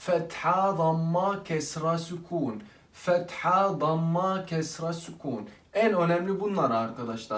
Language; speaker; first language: Turkish; non-native, fluent; Arabic